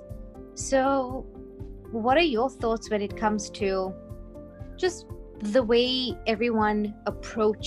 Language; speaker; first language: English; native; English